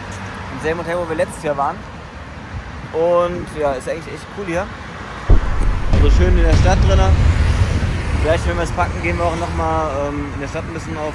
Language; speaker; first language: German; native; German